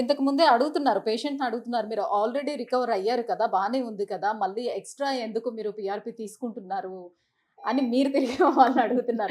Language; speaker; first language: Telugu; native; Telugu